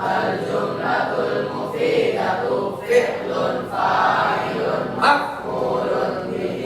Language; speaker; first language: Arabic; non-native, learner; Indonesian